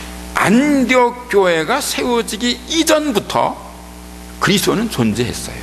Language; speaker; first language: Korean; native; Korean